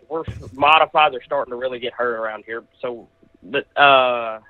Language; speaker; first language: English; native; English